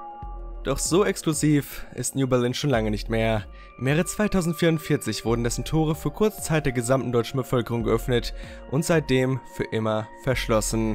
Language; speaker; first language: German; native; German